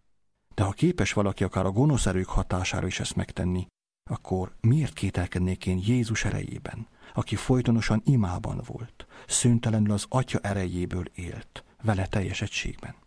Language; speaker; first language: Hungarian; native; Hungarian